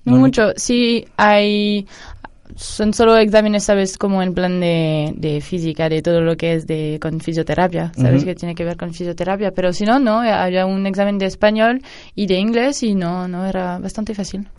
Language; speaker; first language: Spanish; non-native, fluent; French